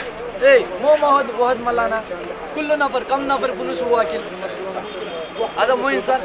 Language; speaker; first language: Arabic; non-native, learner; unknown